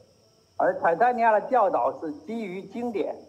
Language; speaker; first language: Chinese; native; Chinese